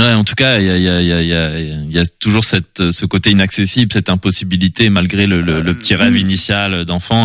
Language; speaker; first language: French; native; French